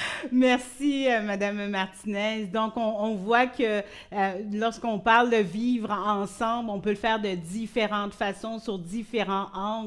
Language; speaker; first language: French; native; French